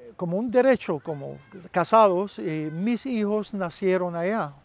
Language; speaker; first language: Spanish; non-native, fluent; Arabic